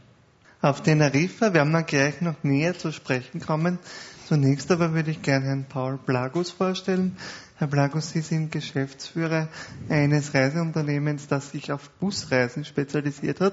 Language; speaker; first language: German; native; German